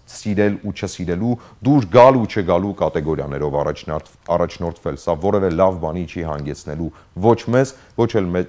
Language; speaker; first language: Armenian; native; Armenian